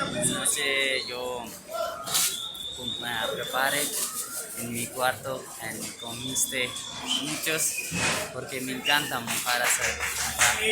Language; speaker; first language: Spanish; non-native, learner; Urdu